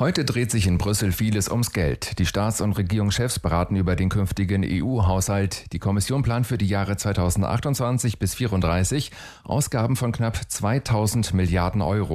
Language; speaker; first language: German; native; German